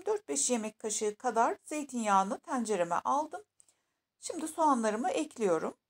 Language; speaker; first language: Turkish; native; Turkish